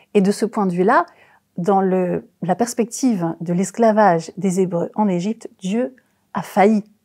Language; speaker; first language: French; native; French